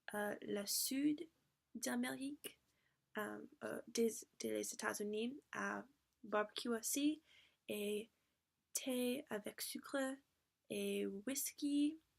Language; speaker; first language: French; non-native, learner; English